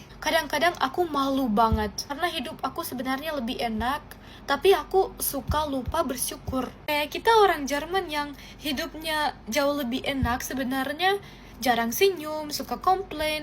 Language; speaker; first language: Indonesian; non-native, fluent; German